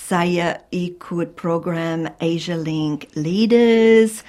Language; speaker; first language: Indonesian; non-native, fluent; English